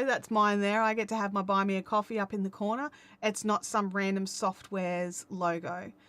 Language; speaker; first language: English; native; English